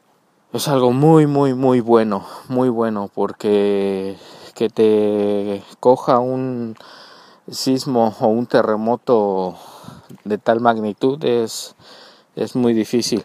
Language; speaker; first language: Spanish; native; Spanish